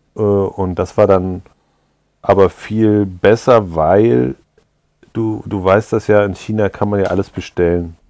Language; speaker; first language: German; native; German